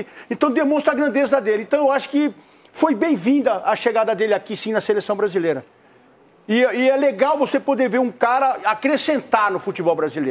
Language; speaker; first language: Portuguese; native; Portuguese